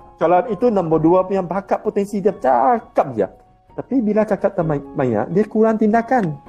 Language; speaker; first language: Malay; non-native, local second language; Chinese